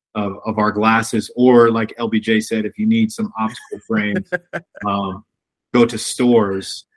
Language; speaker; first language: English; native; English